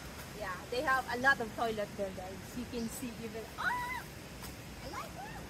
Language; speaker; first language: English; non-native, learner; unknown